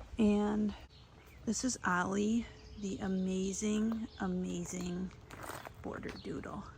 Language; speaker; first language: English; native; English